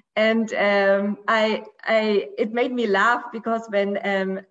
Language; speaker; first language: English; non-native, fluent; Portuguese